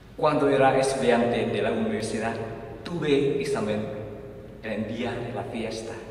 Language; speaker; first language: Spanish; non-native, fluent; Vietnamese